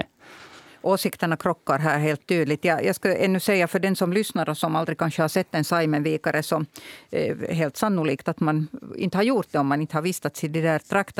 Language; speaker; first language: Swedish; native; Swedish